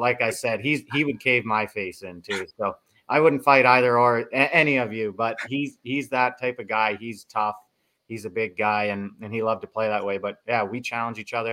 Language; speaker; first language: English; native; English